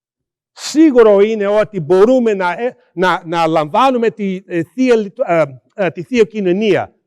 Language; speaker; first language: Greek; early bilingual, heritage; Greek